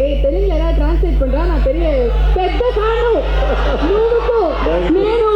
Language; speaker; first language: Tamil; native; Tamil